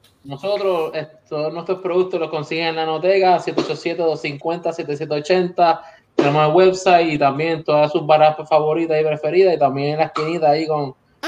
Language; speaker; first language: Spanish; native; Spanish